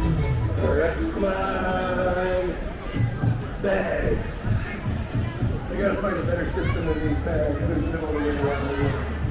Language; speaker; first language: English; native; English